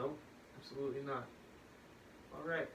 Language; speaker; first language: English; native; English